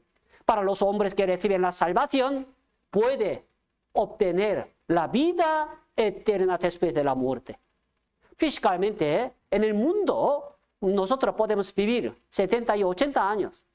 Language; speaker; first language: Spanish; non-native, fluent; Korean